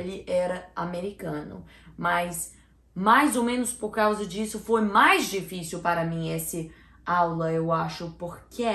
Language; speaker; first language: Portuguese; non-native, learner; English